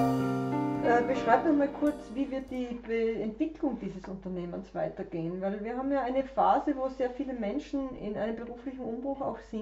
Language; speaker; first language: German; native; German